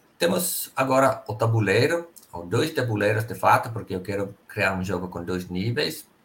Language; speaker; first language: Portuguese; non-native, fluent; Finnish